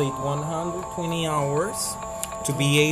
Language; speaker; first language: English; non-native, fluent; Spanish